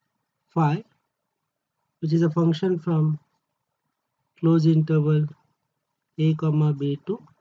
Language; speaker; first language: English; non-native, local second language; Marathi